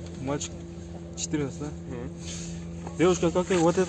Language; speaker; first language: Russian; non-native, local second language; Kyrgyz